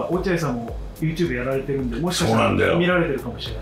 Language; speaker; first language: Japanese; native; Japanese